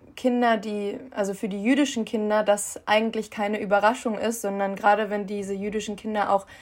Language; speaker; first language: German; native; German